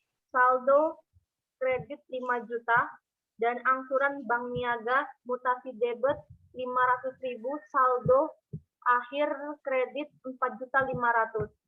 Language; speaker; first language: Indonesian; native; Indonesian